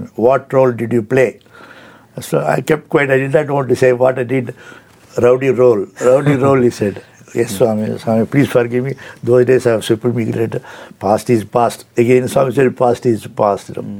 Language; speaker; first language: English; non-native, local second language; Telugu